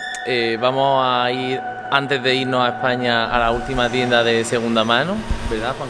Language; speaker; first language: Spanish; native; Spanish